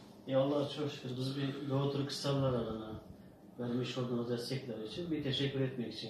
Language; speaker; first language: Turkish; non-native, learner; Uyghur